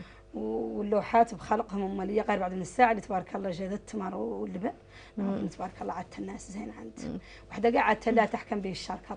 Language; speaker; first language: Arabic; native; Arabic